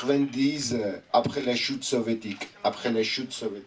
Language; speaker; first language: French; non-native, fluent; Armenian